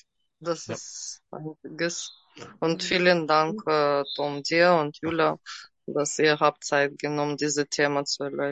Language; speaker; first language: German; non-native, learner; Russian